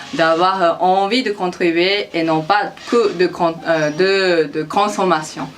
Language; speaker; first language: French; non-native, fluent; Japanese